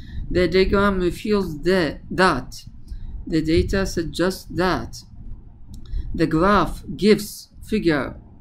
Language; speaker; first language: English; non-native, fluent; Arabic